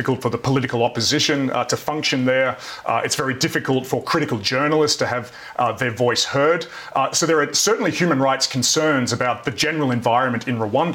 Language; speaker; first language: English; native; English